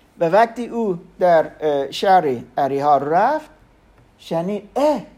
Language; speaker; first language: Persian; non-native, learner; German